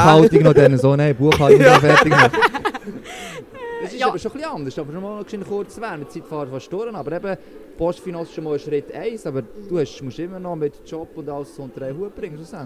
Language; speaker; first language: German; native; German